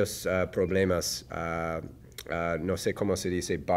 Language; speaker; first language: Spanish; non-native, learner; English